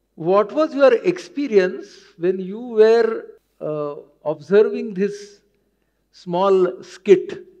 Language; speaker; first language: English; non-native, local second language; Marathi